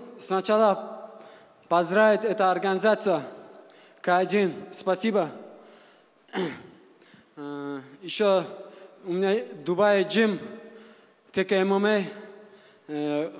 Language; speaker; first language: Russian; non-native, learner; Uzbek